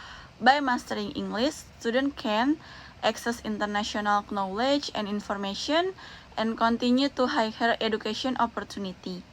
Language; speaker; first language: English; non-native, learner; Indonesian